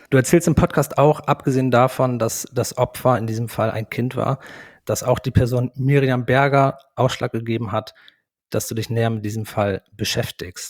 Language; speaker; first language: German; native; German